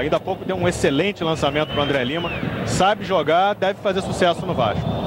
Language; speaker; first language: Portuguese; native; Portuguese